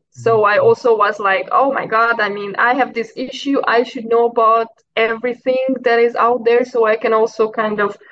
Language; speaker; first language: English; non-native, fluent; Hungarian